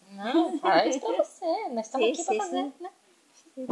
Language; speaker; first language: Spanish; non-native, learner; Portuguese